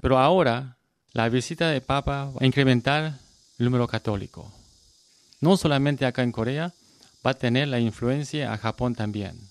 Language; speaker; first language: Spanish; non-native, learner; Korean